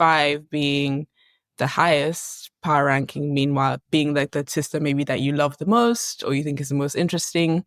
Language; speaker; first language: English; native; English